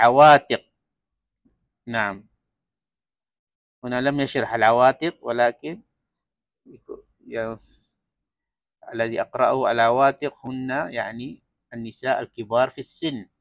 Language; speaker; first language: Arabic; non-native, fluent; Malay